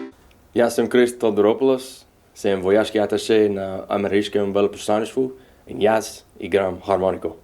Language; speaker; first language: Slovenian; non-native, learner; English